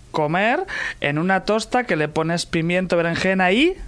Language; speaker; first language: Spanish; native; Spanish